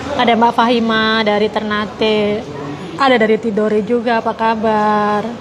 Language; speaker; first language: Indonesian; non-native, local second language; Javanese